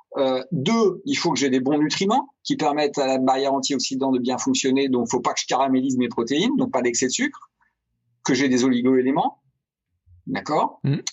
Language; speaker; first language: French; native; French